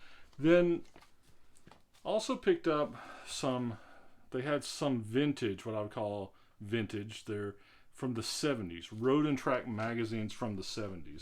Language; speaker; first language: English; native; English